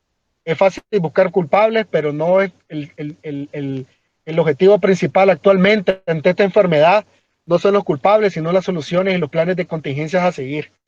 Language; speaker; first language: Spanish; native; Spanish